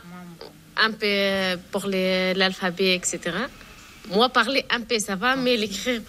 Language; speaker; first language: French; non-native, learner; Arabic